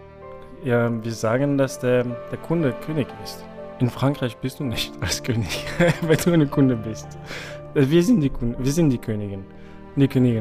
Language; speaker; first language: German; non-native, fluent; French